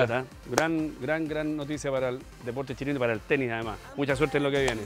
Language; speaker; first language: Spanish; native; Spanish